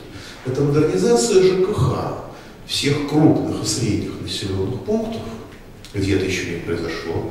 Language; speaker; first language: Russian; native; Russian